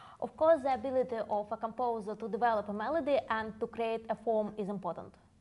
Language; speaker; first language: English; non-native, fluent; Russian